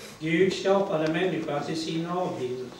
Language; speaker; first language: Swedish; non-native, learner; Lingala